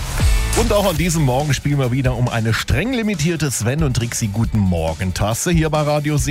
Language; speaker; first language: German; native; German